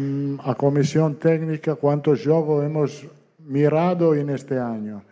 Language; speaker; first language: Spanish; non-native, fluent; Italian